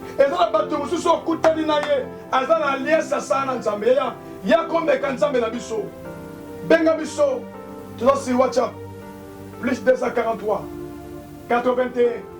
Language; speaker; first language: Lingala; native; Lingala